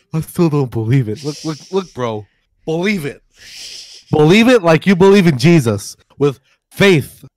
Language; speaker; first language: English; non-native, local second language; Spanish